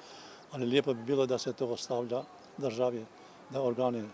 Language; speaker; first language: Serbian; non-native, local second language; Albanian